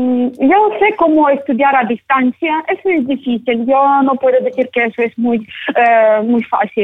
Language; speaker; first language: Spanish; non-native, learner; Ukrainian